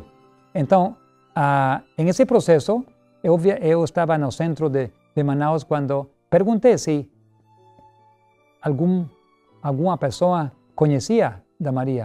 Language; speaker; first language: Portuguese; non-native, learner; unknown